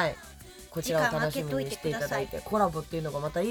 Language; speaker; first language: Japanese; native; Japanese